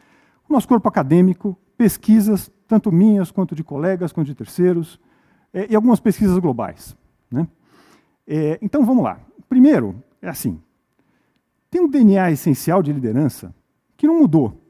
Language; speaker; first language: Portuguese; native; Portuguese